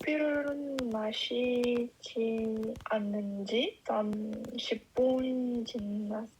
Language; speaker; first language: Korean; non-native, learner; English